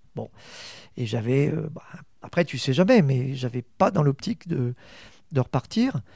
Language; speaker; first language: French; native; French